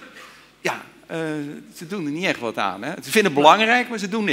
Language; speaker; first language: Dutch; native; Dutch